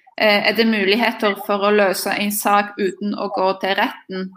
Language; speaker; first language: Norwegian; non-native, fluent; Polish